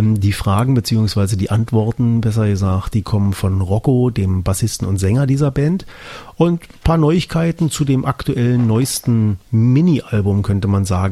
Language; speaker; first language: German; native; German